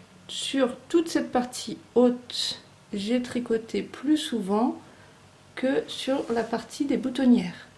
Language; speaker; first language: French; native; French